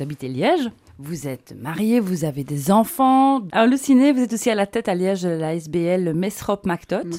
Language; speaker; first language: French; native; French